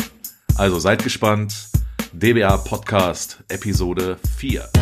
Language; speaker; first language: German; native; German